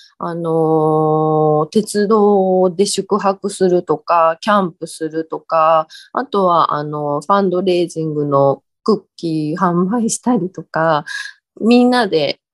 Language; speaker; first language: Japanese; native; Japanese